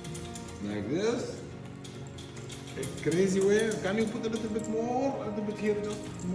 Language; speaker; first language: English; non-native, learner; Arabic